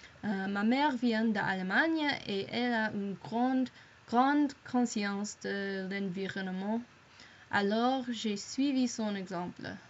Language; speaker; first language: French; non-native, learner; English